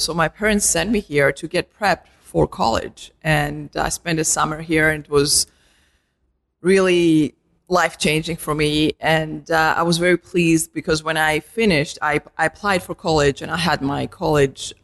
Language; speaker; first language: English; non-native, fluent; Arabic